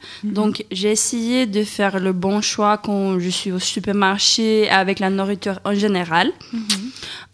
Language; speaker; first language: French; non-native, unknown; Swedish